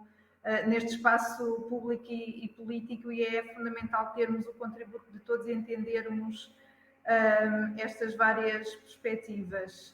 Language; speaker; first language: Portuguese; native; Portuguese